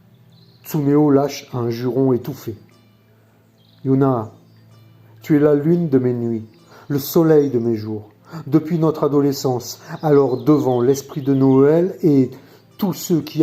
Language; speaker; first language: French; native; French